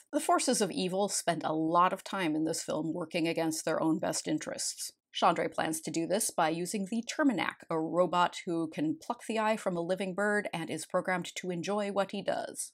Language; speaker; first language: English; native; English